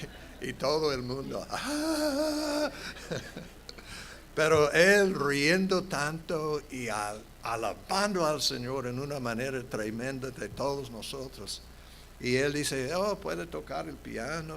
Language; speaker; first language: Spanish; non-native, fluent; English